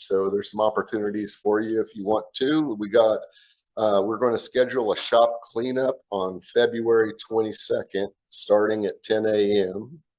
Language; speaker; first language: English; native; English